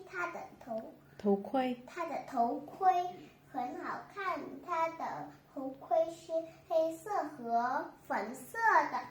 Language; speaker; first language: Chinese; non-native, learner; Vietnamese